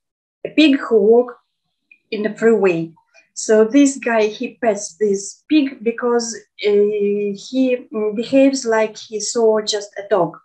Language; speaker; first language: English; non-native, fluent; Russian